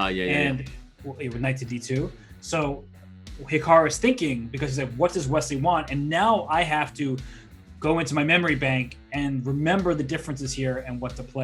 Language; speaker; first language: English; native; English